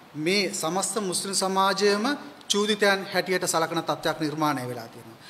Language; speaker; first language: Sinhala; non-native, local second language; Tamil